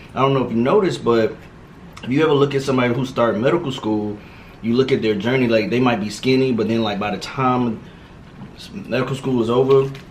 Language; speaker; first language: English; native; English